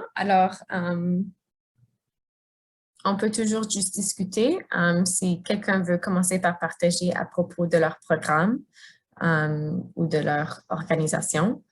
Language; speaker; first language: French; non-native, fluent; English